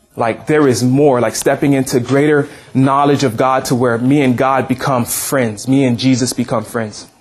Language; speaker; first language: English; native; English